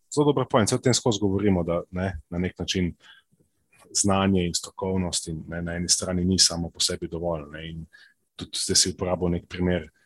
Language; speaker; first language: Slovenian; non-native, local second language; Serbian